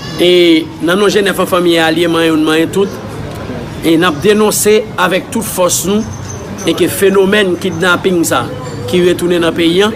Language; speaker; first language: Haitian Creole; native; Haitian Creole